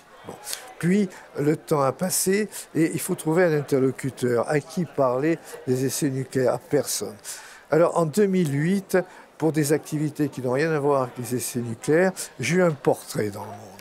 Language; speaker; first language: French; native; French